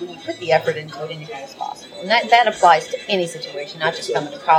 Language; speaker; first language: English; native; English